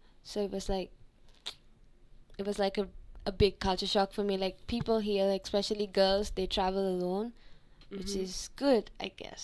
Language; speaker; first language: English; non-native, local second language; Sinhala